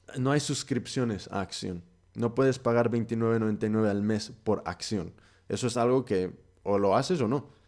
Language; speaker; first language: Spanish; early bilingual, heritage; Spanish